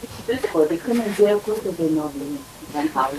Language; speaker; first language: German; non-native, learner; Vietnamese